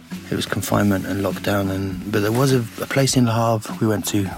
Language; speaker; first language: English; native; English